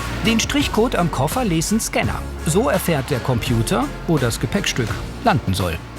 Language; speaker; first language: German; native; German